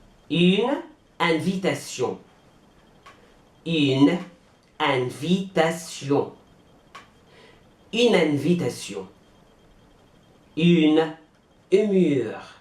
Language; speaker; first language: French; non-native, fluent; Arabic